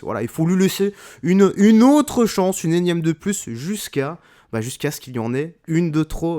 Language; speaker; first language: French; native; French